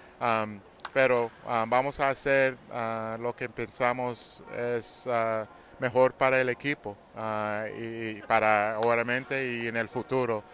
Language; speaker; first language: Spanish; non-native, learner; English